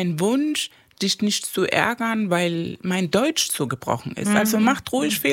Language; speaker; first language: German; non-native, fluent; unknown